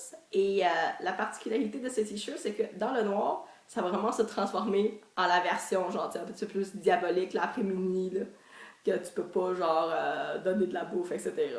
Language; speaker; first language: French; native; French